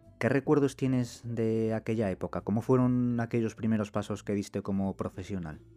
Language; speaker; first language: Spanish; native; Spanish